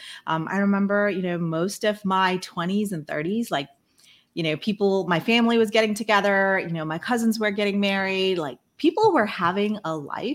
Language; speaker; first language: English; non-native, fluent; Malay